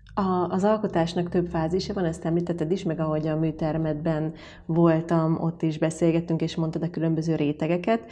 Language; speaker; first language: Hungarian; native; Hungarian